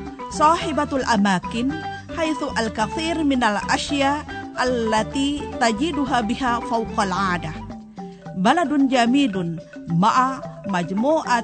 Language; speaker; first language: Arabic; non-native, fluent; Indonesian